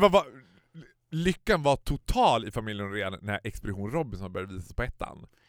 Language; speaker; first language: Swedish; native; Swedish